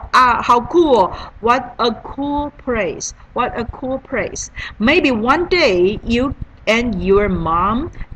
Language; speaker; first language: English; non-native, learner; Chinese